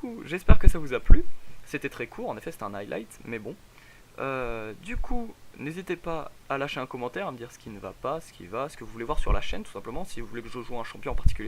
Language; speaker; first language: French; native; French